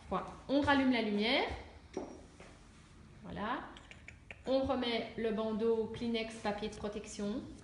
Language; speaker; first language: French; native; French